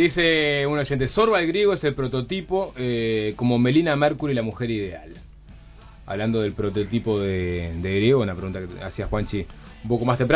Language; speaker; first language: Spanish; native; Spanish